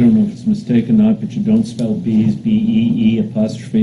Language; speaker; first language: English; native; English